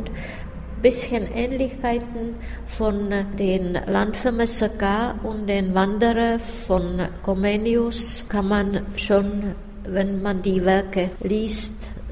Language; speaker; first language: German; non-native, fluent; Czech